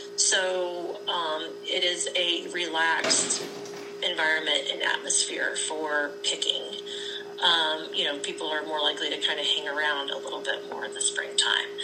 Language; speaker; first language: English; native; English